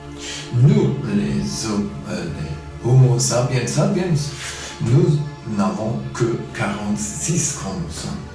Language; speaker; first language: French; non-native, fluent; German